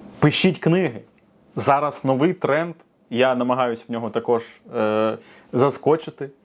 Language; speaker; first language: Ukrainian; non-native, local second language; Russian